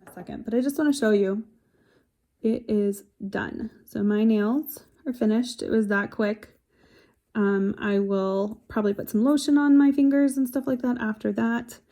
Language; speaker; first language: English; native; English